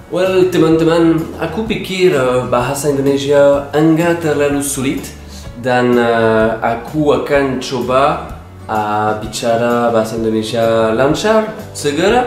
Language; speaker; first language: Indonesian; non-native, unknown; French